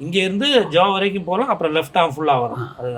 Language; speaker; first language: Tamil; native; Tamil